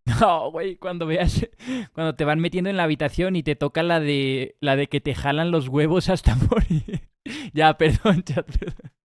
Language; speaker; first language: Spanish; native; Spanish